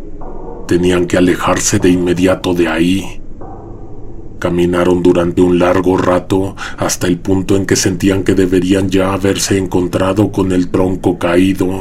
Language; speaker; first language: Spanish; native; Spanish